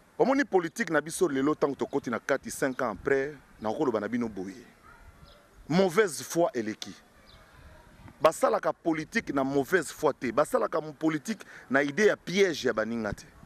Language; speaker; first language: Lingala; non-native, local second language; Luba-Lulua